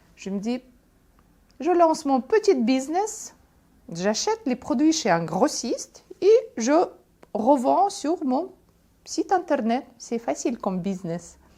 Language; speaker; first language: French; non-native, fluent; Russian